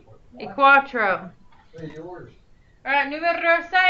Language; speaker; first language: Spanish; non-native, fluent; English